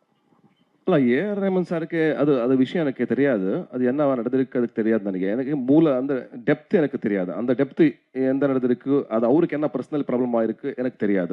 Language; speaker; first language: Tamil; non-native, learner; Kannada